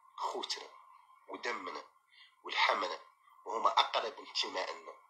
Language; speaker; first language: Arabic; native; Arabic